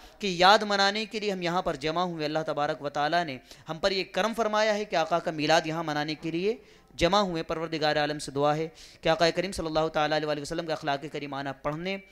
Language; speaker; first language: Urdu; native; Urdu